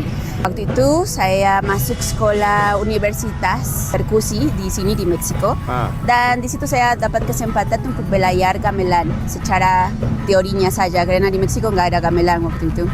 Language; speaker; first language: Indonesian; non-native, fluent; Spanish